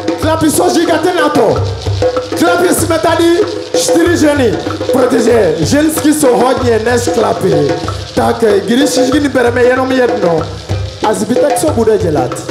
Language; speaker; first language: Czech; non-native, learner; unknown